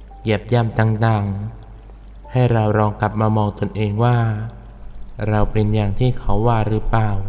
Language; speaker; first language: Thai; native; Thai